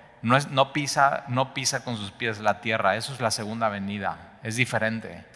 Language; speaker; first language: Spanish; native; Spanish